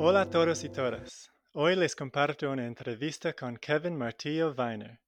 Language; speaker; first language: Spanish; non-native, learner; English